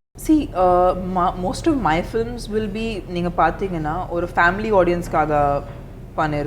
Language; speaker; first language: Tamil; non-native, fluent; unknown